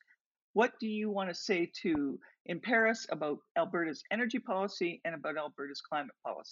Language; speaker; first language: English; native; English